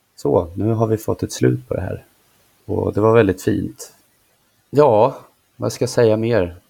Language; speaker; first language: Swedish; native; Swedish